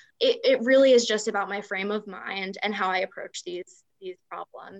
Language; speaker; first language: English; native; English